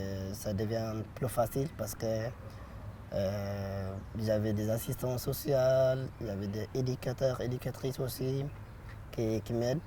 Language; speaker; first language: French; non-native, fluent; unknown